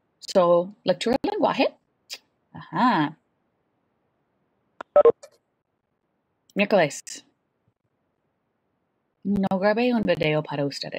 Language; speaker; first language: Spanish; non-native, fluent; English